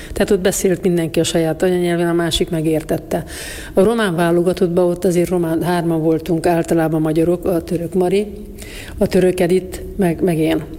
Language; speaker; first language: Hungarian; native; Hungarian